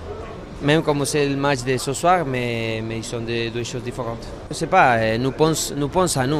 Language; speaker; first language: French; non-native, learner; Spanish